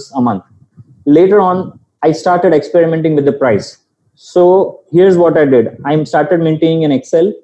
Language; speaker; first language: English; non-native, local second language; Gujarati